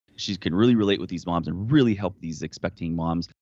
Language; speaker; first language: English; non-native, fluent; French